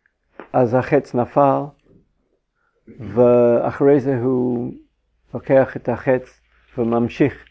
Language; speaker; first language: Hebrew; non-native, fluent; English